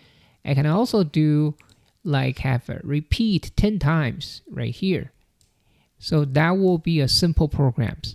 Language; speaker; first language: English; non-native, fluent; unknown